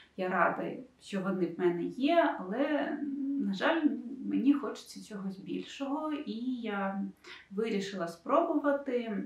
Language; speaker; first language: Ukrainian; non-native, local second language; Russian